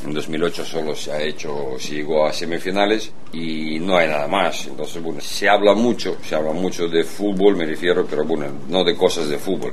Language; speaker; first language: Spanish; non-native, fluent; Russian